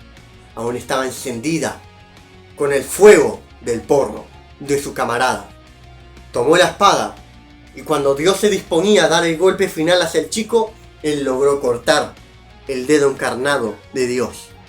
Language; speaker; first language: Spanish; native; Spanish